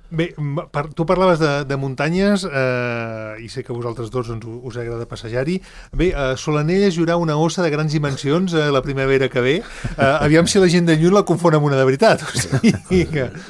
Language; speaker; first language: Catalan; native; Catalan